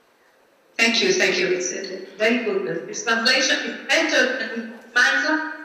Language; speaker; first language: English; non-native, learner; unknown